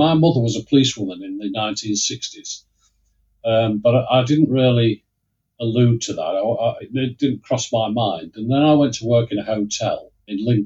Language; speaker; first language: English; native; English